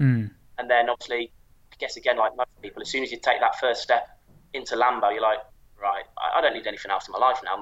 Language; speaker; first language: English; native; English